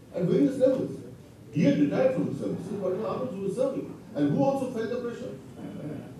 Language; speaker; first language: English; non-native, local second language; Bangla